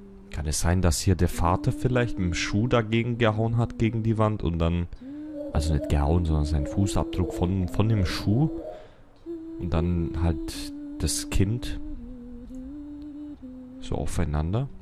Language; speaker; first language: German; native; German